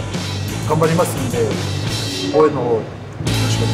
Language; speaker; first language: Japanese; non-native, learner; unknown